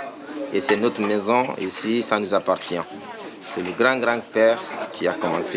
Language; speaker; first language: French; non-native, local second language; Mandingo